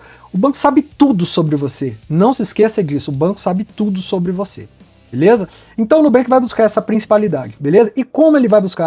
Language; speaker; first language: Portuguese; native; Portuguese